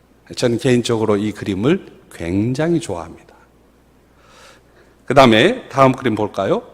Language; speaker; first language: Korean; native; Korean